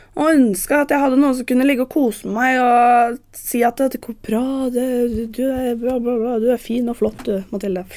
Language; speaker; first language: Norwegian; native; Norwegian